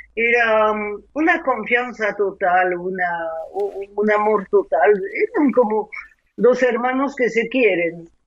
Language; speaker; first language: Spanish; non-native, fluent; French